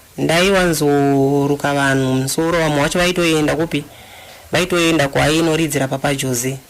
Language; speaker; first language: Shona; non-native, fluent; Luba-Lulua